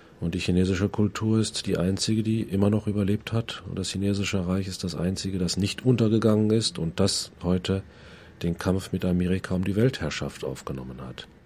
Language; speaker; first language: German; native; German